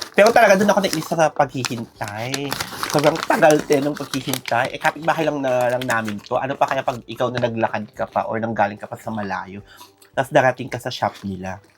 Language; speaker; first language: Filipino; non-native, local second language; Iloko